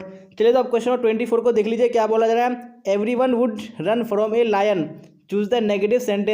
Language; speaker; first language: Hindi; native; Hindi